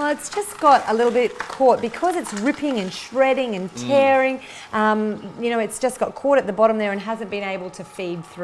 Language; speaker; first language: English; native; English